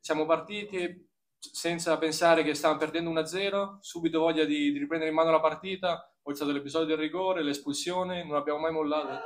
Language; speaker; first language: Italian; native; Italian